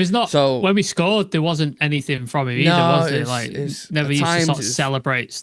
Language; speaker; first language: English; native; English